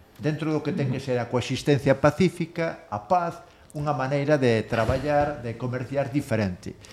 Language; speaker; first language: Galician; non-native, local second language; Spanish